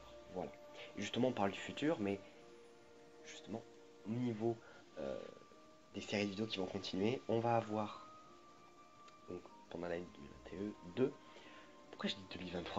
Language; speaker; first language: French; native; French